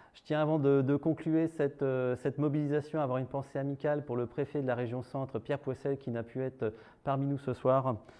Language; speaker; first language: French; native; French